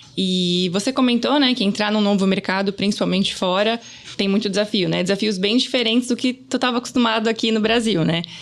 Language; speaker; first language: Portuguese; native; Portuguese